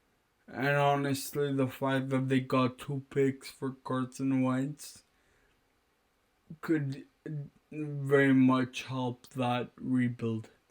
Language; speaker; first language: English; native; English